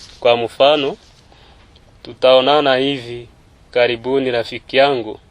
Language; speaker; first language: Swahili; non-native, local second language; Kinyarwanda